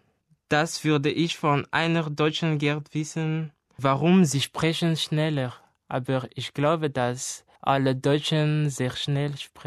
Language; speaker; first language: German; non-native, learner; Malagasy